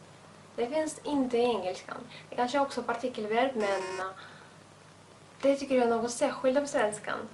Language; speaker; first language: Swedish; non-native, fluent; Russian